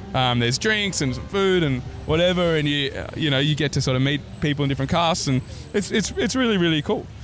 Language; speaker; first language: English; native; English